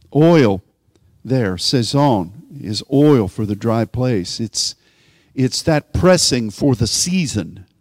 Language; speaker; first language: English; native; English